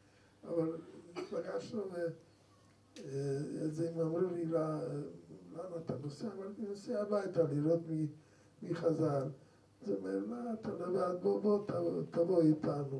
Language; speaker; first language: Hebrew; non-native, fluent; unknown